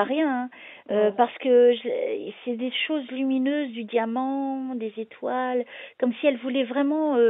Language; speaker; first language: French; native; French